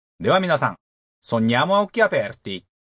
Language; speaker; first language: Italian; non-native, fluent; Japanese